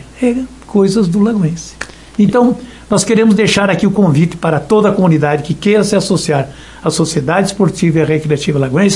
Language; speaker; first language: Portuguese; native; Portuguese